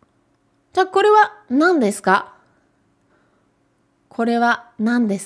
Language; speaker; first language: Japanese; non-native, fluent; French